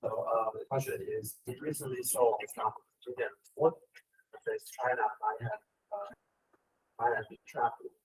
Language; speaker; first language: English; non-native, learner; Chinese